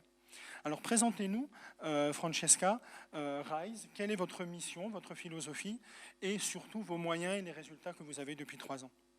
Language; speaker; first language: French; native; French